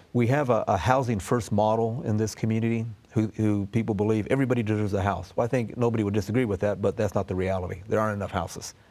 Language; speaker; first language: English; native; English